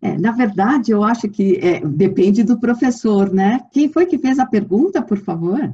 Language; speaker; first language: Portuguese; native; Portuguese